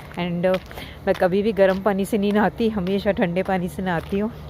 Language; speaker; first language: Hindi; native; Hindi